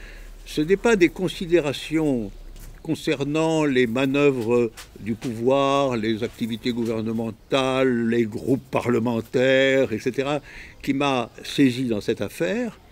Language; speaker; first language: French; native; French